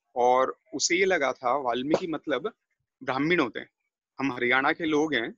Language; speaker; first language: Hindi; native; Hindi